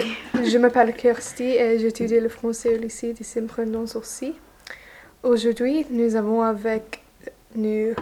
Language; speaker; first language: French; non-native, learner; English